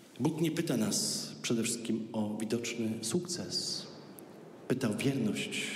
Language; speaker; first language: Polish; native; Polish